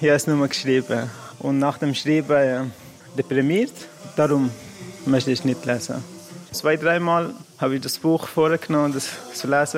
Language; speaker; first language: German; non-native, fluent; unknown